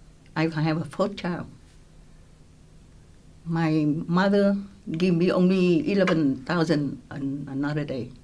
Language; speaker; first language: English; non-native, local second language; Vietnamese